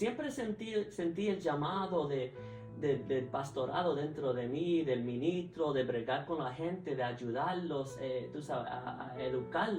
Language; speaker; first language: Spanish; early bilingual, heritage; Spanish